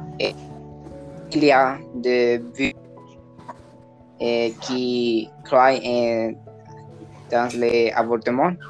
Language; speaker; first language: French; non-native, learner; Spanish